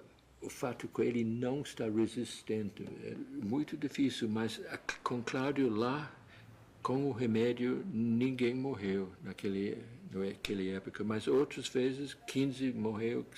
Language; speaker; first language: Portuguese; non-native, fluent; English